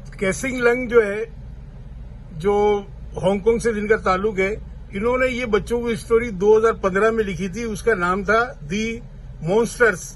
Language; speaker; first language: Urdu; native; Urdu